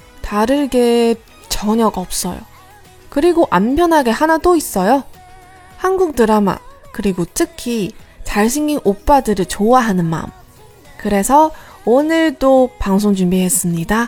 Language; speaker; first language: Korean; non-native, learner; Chinese